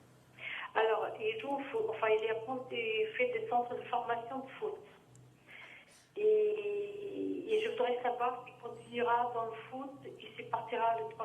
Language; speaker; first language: French; native; French